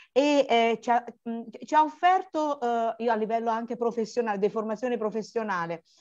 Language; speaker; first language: Italian; non-native, fluent; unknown